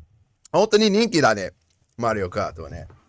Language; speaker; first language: Japanese; non-native, learner; English